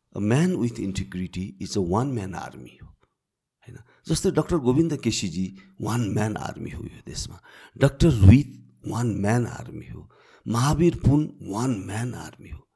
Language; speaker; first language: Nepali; native; Nepali